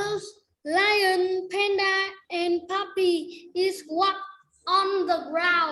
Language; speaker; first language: English; non-native, learner; Vietnamese